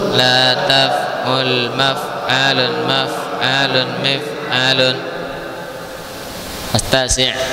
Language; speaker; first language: Arabic; non-native, fluent; Indonesian